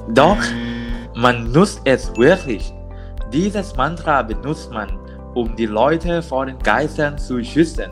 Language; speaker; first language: German; non-native, learner; Thai